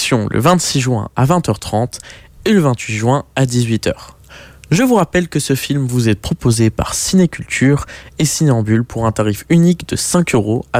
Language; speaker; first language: French; native; French